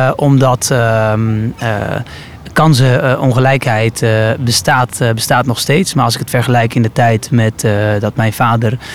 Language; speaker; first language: Dutch; early bilingual, other home language; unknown